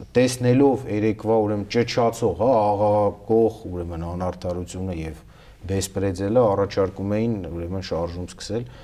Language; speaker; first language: Armenian; native; Armenian